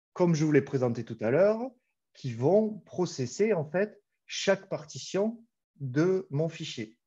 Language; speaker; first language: French; native; French